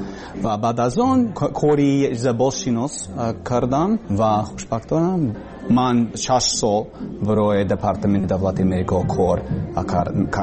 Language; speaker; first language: Persian; non-native, learner; English